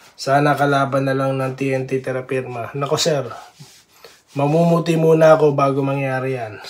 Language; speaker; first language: Filipino; native; Filipino